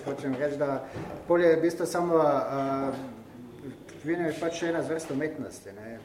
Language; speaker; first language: Slovenian; native; Slovenian